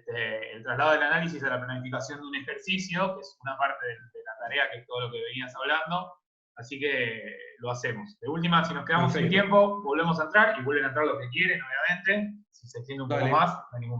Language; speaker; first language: Spanish; native; Spanish